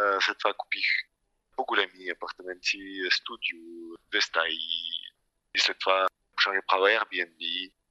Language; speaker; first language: Bulgarian; early bilingual, heritage; Bulgarian